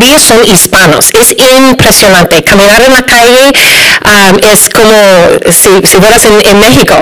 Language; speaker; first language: Spanish; early bilingual, heritage; Spanish